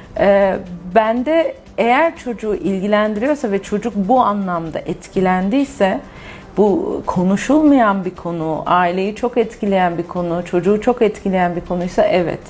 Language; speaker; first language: Turkish; native; Turkish